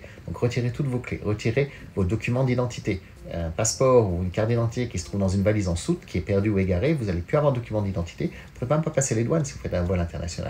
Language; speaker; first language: French; native; French